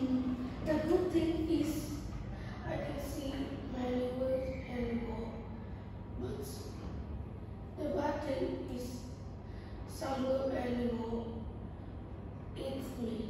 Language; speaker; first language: English; non-native, learner; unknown